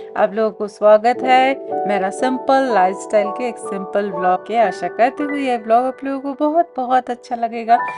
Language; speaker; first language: Hindi; non-native, local second language; Bangla